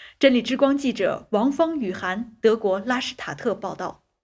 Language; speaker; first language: Chinese; native; Chinese